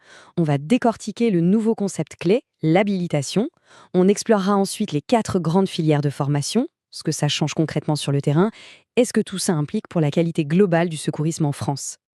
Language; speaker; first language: French; native; French